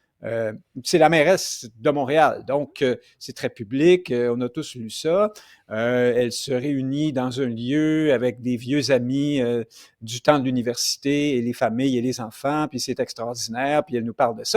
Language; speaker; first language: French; native; French